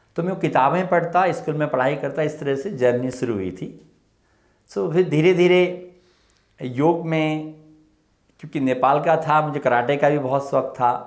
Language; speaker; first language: Hindi; early bilingual, other home language; Nepali